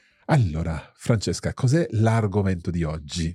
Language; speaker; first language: Italian; non-native, fluent; English